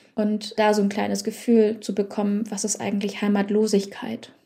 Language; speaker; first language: German; native; German